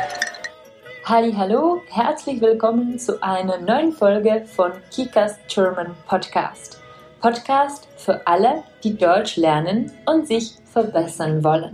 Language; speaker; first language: German; non-native, fluent; Czech